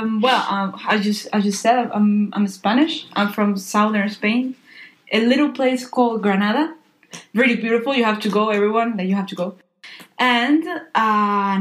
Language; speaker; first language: English; non-native, fluent; Spanish